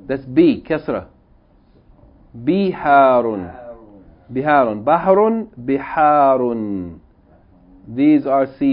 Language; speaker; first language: Arabic; non-native, fluent; English